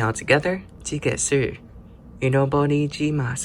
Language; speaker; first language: Korean; non-native, learner; English